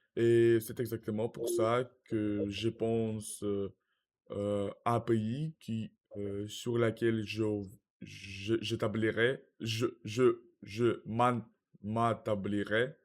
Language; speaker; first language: French; non-native, learner; Russian